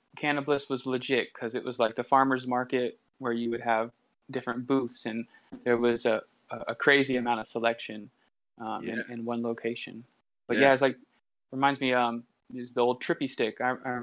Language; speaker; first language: English; native; English